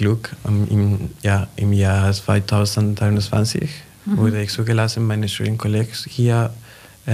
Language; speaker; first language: German; non-native, fluent; Spanish